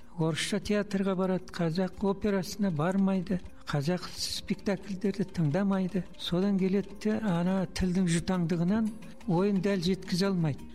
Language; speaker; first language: Kazakh; native; Kazakh